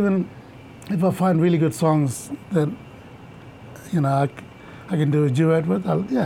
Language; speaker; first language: English; non-native, local second language; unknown